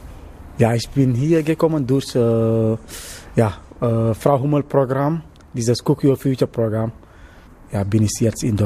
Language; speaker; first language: German; non-native, learner; Wolof